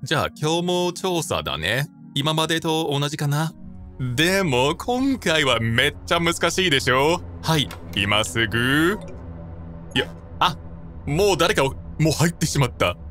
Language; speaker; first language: Japanese; non-native, fluent; English